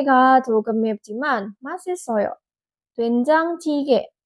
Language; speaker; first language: Korean; non-native, fluent; Indonesian